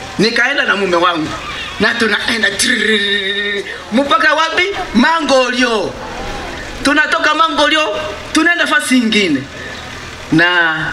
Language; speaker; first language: Swahili; native; Swahili